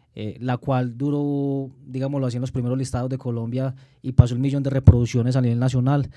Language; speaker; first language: Spanish; native; Spanish